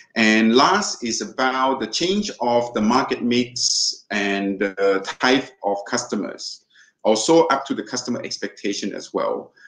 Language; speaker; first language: English; non-native, fluent; Thai